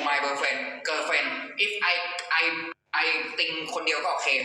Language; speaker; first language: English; non-native, learner; Thai